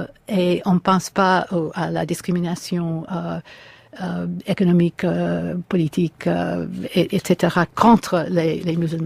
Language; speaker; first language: French; non-native, fluent; English